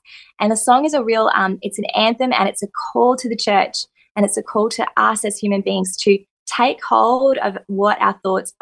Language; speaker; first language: English; native; English